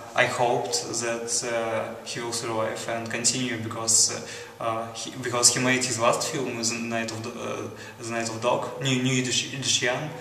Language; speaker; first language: English; non-native, fluent; Russian